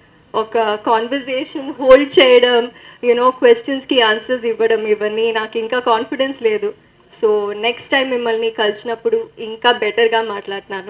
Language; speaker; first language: Telugu; non-native, learner; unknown